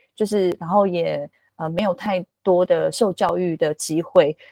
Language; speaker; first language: Chinese; non-native, local second language; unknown